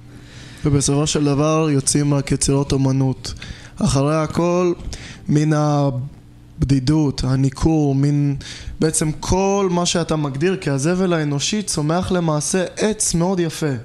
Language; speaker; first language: Hebrew; native; Hebrew